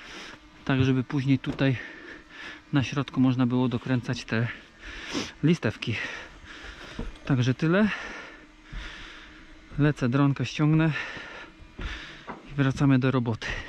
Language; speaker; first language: Polish; native; Polish